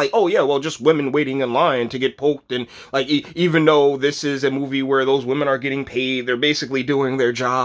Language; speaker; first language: English; native; English